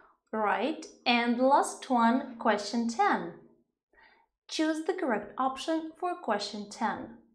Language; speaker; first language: English; non-native, fluent; Ukrainian